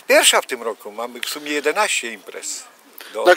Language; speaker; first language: Polish; native; Polish